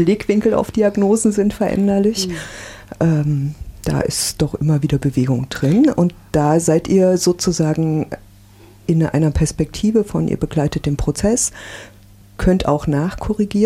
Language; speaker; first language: German; native; German